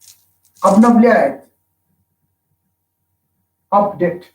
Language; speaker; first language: Russian; non-native, fluent; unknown